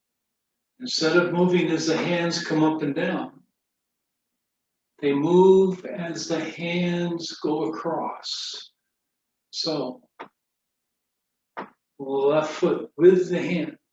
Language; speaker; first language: English; native; English